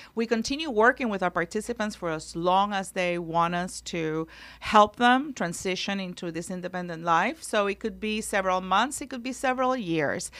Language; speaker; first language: English; non-native, local second language; Spanish